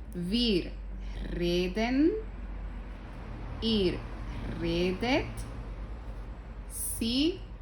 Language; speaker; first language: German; non-native, fluent; Spanish